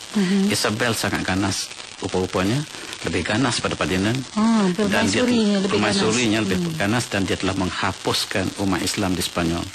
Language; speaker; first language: Malay; native; Malay